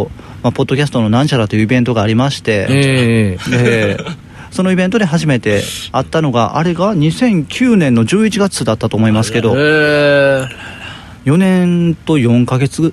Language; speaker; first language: Japanese; native; Japanese